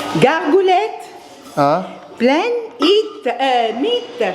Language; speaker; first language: English; non-native, learner; Arabic